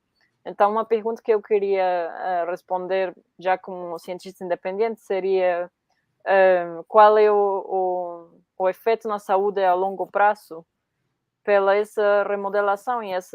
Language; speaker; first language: Portuguese; non-native, fluent; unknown